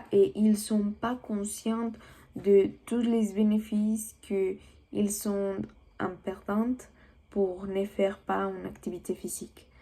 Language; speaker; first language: French; non-native, learner; Spanish